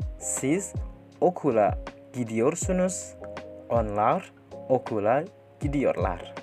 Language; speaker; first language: Turkish; non-native, fluent; Indonesian